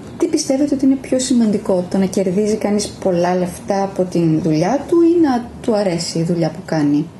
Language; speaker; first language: Greek; native; Greek